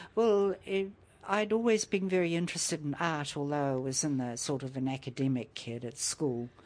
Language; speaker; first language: English; native; English